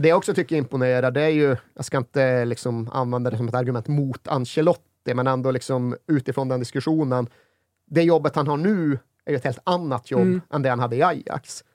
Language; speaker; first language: Swedish; native; Swedish